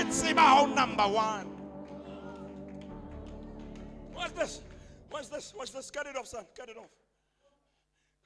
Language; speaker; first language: English; non-native, local second language; Southern Sotho